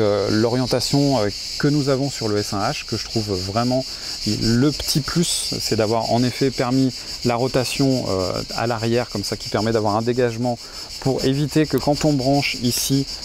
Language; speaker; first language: French; native; French